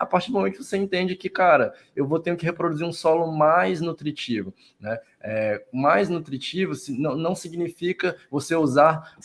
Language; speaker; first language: Portuguese; native; Portuguese